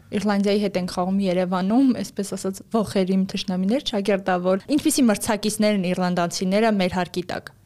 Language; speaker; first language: Armenian; native; Armenian